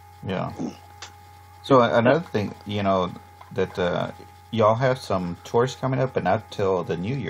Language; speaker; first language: English; native; English